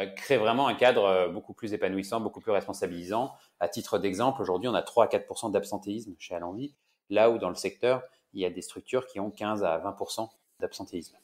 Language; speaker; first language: French; native; French